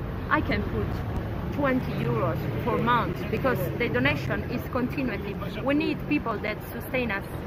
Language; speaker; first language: English; non-native, fluent; Italian